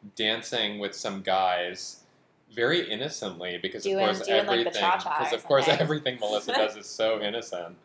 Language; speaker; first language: English; native; English